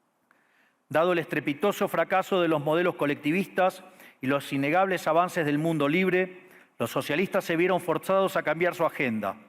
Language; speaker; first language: Spanish; native; Spanish